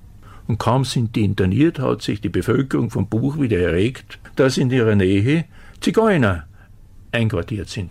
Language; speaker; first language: German; native; German